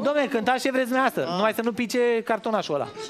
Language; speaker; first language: Romanian; native; Romanian